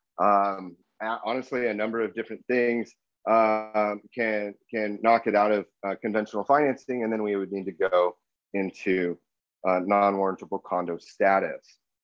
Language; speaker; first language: English; native; English